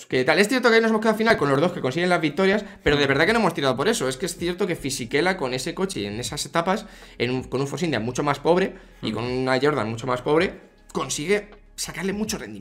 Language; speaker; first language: Spanish; native; Spanish